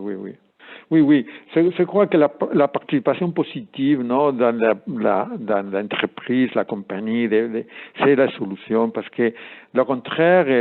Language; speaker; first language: French; non-native, learner; Spanish